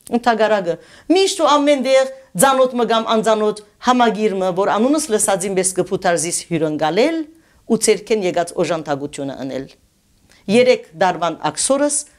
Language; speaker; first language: Armenian; native; Armenian